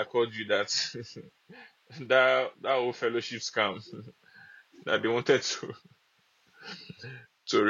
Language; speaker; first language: English; non-native, local second language; Yoruba